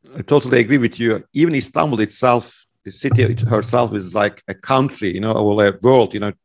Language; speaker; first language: English; non-native, fluent; Turkish